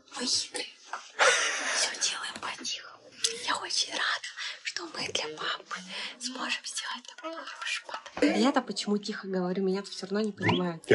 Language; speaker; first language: Russian; native; Russian